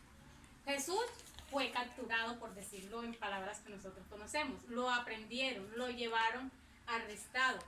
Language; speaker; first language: Spanish; native; Spanish